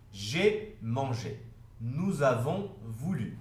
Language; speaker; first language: French; non-native, fluent; Turkish